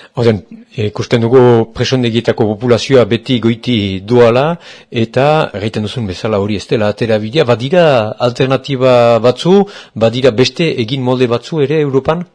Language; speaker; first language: Basque; native; Basque